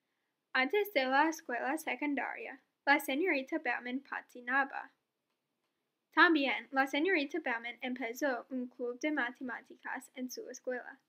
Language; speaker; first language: Spanish; non-native, learner; English